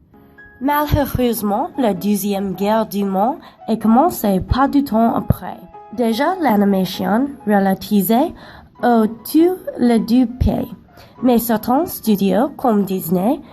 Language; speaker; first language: French; non-native, learner; English